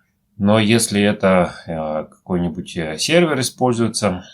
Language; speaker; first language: Russian; native; Russian